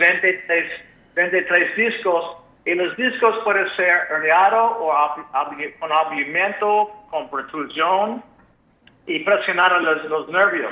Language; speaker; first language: Spanish; non-native, fluent; English